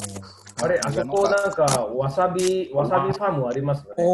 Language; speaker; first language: Japanese; non-native, fluent; Indonesian